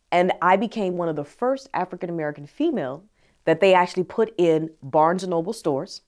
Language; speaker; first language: English; native; English